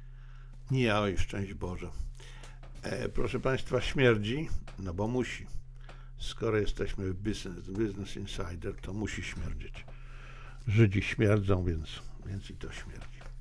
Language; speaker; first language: Polish; native; Polish